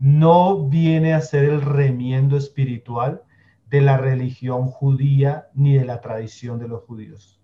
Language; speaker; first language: Spanish; native; Spanish